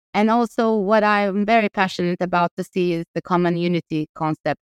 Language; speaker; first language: English; non-native, fluent; Turkish